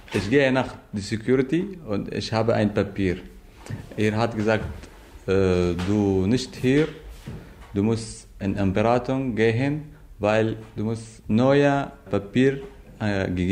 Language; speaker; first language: German; non-native, learner; Arabic